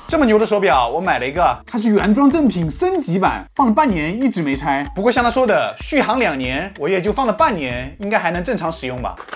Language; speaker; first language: Chinese; native; Chinese